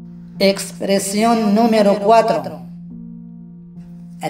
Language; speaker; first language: Spanish; non-native, fluent; Arabic